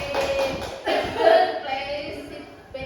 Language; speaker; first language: English; non-native, learner; Indonesian